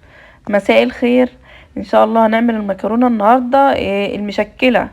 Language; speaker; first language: Arabic; native; Arabic